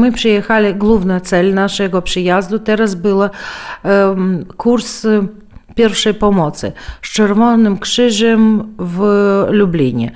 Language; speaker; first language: Polish; early bilingual, heritage; Polish